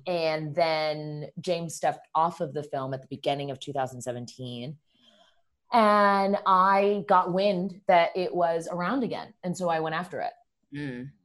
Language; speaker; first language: English; early bilingual, other home language; Spanish